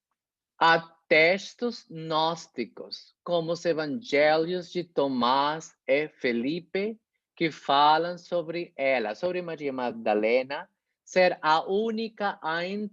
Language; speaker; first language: Portuguese; non-native, fluent; Spanish